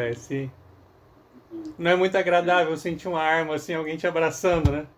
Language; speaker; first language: Portuguese; native; Portuguese